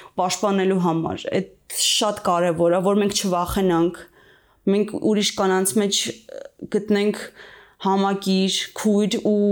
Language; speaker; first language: Armenian; native; Armenian